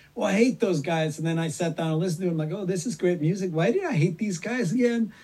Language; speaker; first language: English; non-native, fluent; Swedish